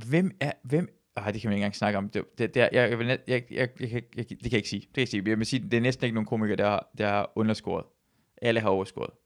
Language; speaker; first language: Danish; early bilingual, other home language; Persian